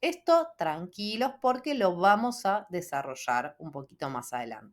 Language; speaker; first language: Spanish; native; Spanish